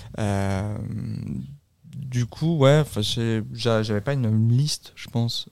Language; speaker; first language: French; native; French